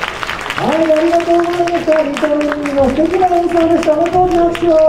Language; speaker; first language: Japanese; native; Japanese